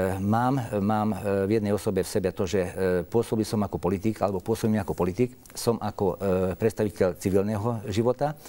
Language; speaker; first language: Slovak; non-native, local second language; Hungarian